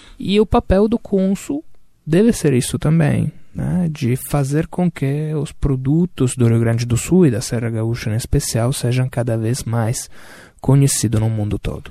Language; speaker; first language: Portuguese; non-native, fluent; Italian